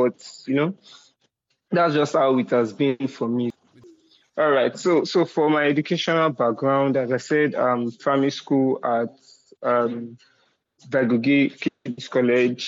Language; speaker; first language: English; non-native, local second language; Yoruba